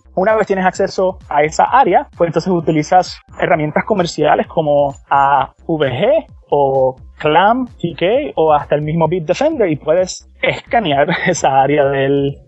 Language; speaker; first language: Spanish; native; Spanish